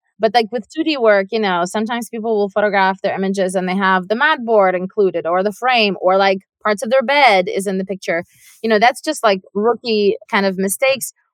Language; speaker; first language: English; non-native, fluent; Russian